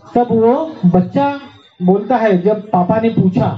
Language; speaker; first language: Hindi; non-native, local second language; Marathi